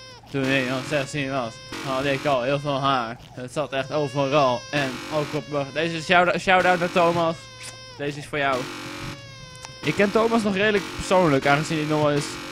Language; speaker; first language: Dutch; native; Dutch